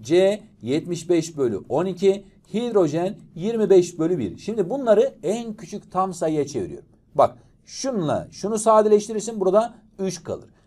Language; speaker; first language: Turkish; native; Turkish